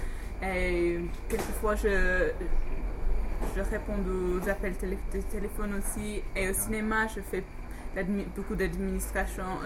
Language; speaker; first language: French; non-native, fluent; English